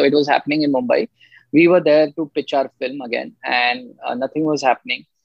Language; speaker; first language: English; non-native, local second language; Marathi